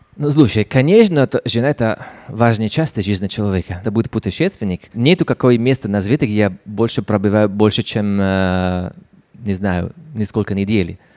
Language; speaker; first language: Russian; non-native, fluent; Italian